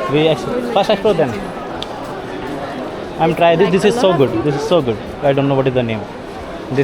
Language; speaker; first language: English; non-native, learner; Hindi